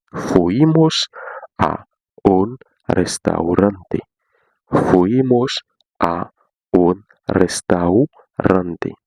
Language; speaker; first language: Spanish; non-native, fluent; Haitian Creole